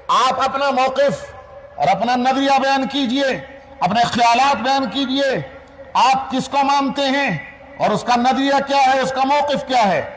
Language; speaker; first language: Urdu; native; Urdu